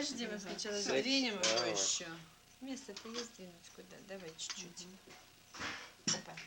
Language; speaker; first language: Russian; native; Russian